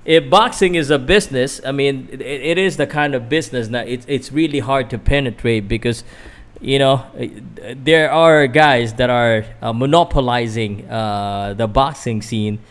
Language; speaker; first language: English; non-native, local second language; Filipino